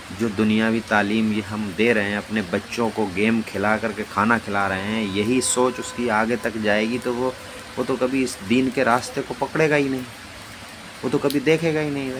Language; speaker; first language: Urdu; native; Urdu